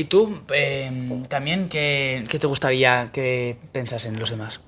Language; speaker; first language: Spanish; native; Spanish